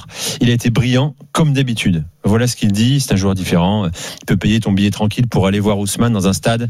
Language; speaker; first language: French; native; French